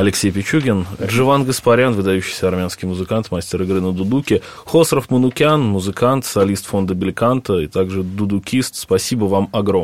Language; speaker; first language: Russian; native; Russian